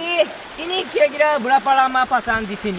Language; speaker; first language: Indonesian; non-native, fluent; Japanese